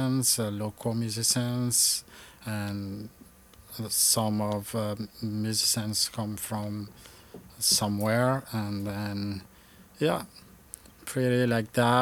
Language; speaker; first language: English; non-native, learner; Malagasy